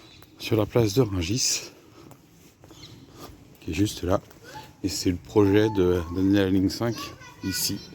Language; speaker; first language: French; native; French